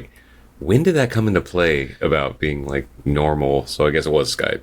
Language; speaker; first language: English; native; English